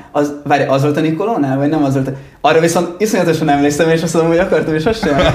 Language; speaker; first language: Hungarian; early bilingual, other home language; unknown